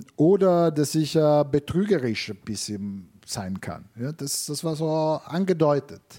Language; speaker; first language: German; non-native, fluent; Italian